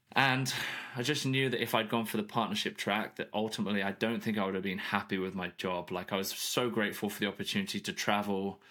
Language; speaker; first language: English; native; English